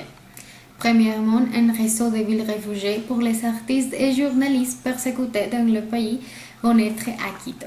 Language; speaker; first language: French; non-native, learner; Spanish